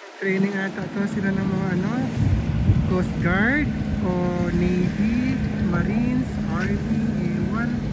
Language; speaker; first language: Filipino; non-native, local second language; Chavacano